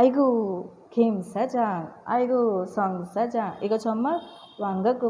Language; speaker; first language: Korean; non-native, learner; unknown